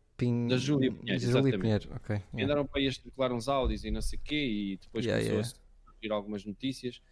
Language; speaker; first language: Portuguese; native; Portuguese